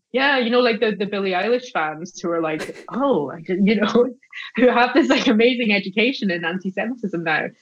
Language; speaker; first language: English; native; English